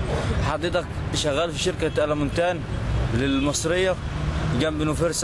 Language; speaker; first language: Arabic; native; Arabic